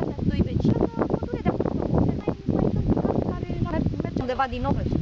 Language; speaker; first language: Romanian; native; Romanian